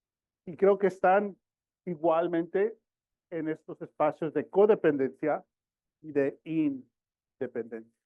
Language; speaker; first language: Spanish; early bilingual, heritage; Spanish